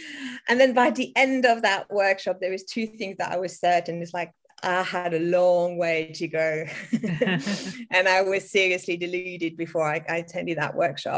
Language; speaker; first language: English; non-native, fluent; French